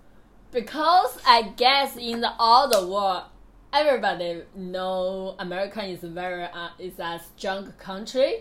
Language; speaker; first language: English; non-native, learner; Chinese